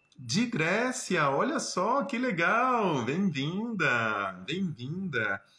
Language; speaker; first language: Portuguese; non-native, fluent; Spanish